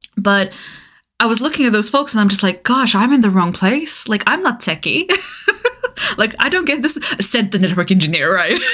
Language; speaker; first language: English; non-native, fluent; Bulgarian